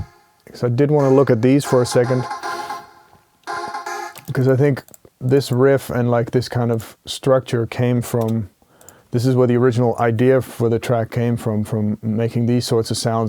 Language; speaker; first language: English; non-native, fluent; Dutch